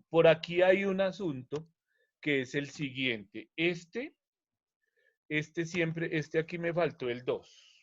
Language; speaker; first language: Spanish; native; Spanish